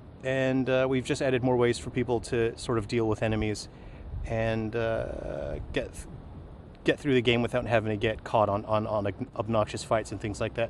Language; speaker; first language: English; native; English